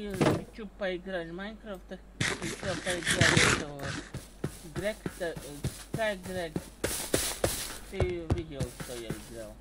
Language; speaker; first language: Russian; non-native, learner; English